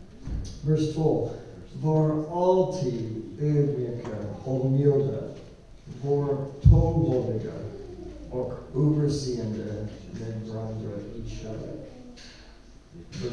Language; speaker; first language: Swedish; non-native, learner; English